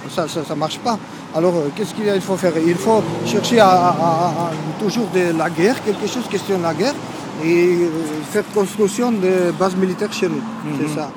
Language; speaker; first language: French; non-native, learner; Georgian